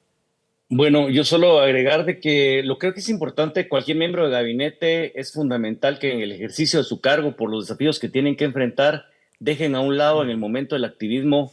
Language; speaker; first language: Spanish; native; Spanish